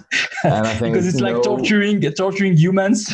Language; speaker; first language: English; non-native, fluent; French